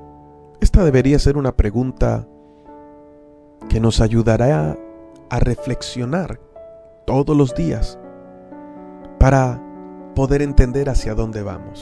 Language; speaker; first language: Spanish; native; Spanish